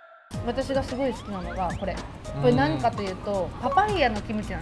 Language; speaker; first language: Japanese; native; Japanese